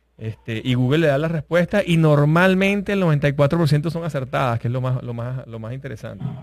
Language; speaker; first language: Spanish; native; Spanish